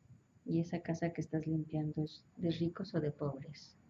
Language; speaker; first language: Spanish; native; Spanish